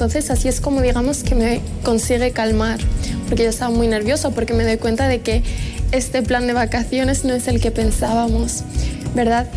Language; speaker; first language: Spanish; early bilingual, other home language; Arabic